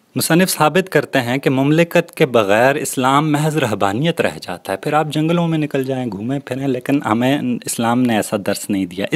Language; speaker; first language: Urdu; non-native, local second language; Northern Hindko